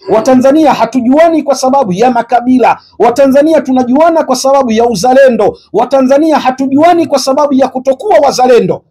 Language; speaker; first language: Swahili; native; Swahili